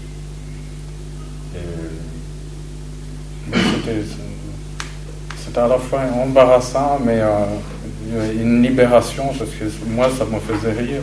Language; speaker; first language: French; non-native, local second language; Kinyarwanda